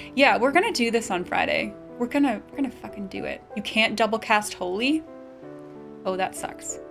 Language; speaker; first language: English; native; English